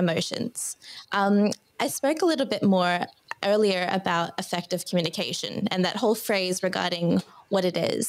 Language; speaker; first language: English; native; English